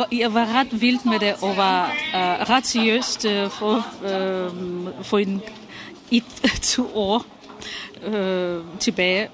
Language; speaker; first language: Danish; non-native, fluent; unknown